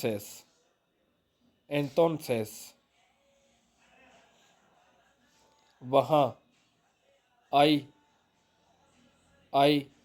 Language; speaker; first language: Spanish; non-native, fluent; Urdu